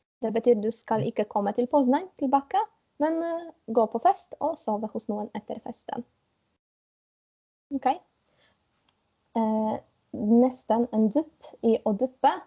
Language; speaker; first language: Norwegian; non-native, fluent; Polish